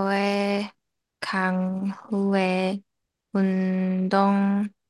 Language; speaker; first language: Korean; non-native, learner; Chinese